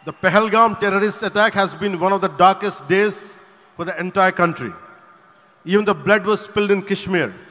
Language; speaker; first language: English; non-native, local second language; Telugu